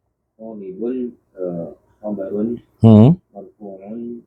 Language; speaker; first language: Arabic; non-native, learner; Indonesian